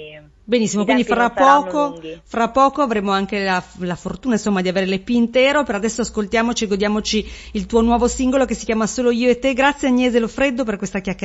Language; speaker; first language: Italian; native; Italian